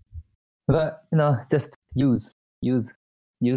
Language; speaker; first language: English; non-native, fluent; Japanese